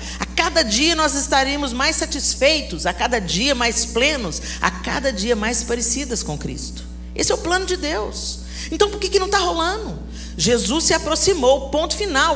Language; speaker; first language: Portuguese; native; Portuguese